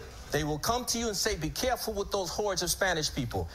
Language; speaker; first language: English; native; English